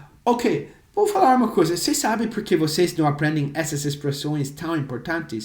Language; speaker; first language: Portuguese; non-native, fluent; English